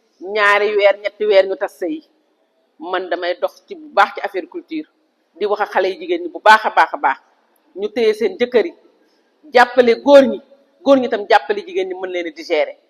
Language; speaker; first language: Wolof; native; Wolof